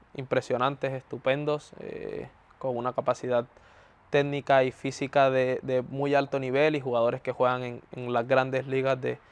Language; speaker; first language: Spanish; native; Spanish